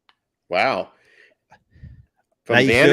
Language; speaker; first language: English; native; English